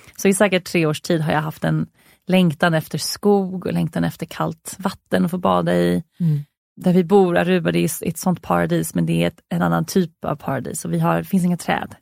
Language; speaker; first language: Swedish; native; Swedish